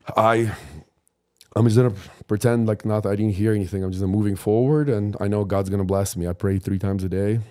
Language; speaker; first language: English; non-native, fluent; Ukrainian